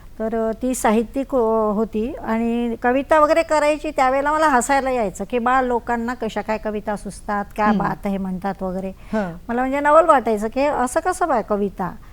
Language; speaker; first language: Marathi; native; Marathi